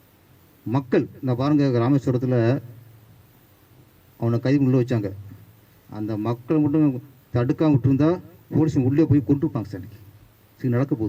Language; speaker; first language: Tamil; native; Tamil